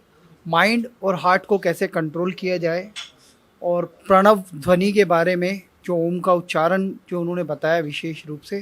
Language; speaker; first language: Hindi; native; Hindi